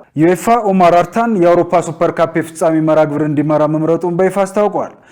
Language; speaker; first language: Amharic; native; Amharic